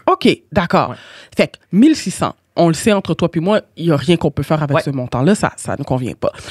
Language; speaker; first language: French; native; French